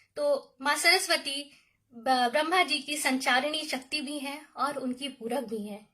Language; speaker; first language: Hindi; native; Hindi